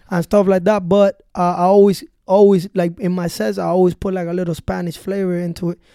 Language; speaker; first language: English; early bilingual, other home language; Spanish